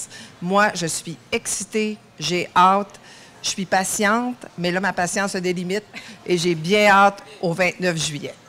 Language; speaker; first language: French; native; French